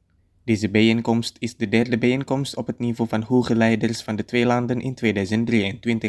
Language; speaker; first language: Dutch; non-native, fluent; Indonesian